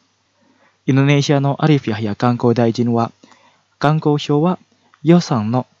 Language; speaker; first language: Japanese; non-native, fluent; Indonesian